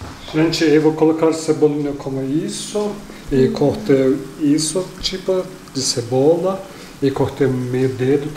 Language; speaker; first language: Portuguese; non-native, learner; Turkish